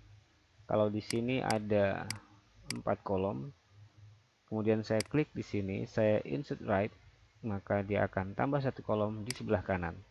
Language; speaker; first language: Indonesian; native; Indonesian